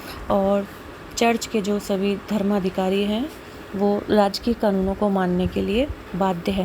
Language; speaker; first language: Hindi; native; Hindi